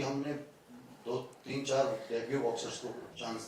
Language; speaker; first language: Hindi; non-native, fluent; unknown